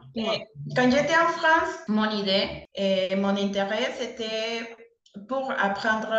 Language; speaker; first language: French; non-native, fluent; Spanish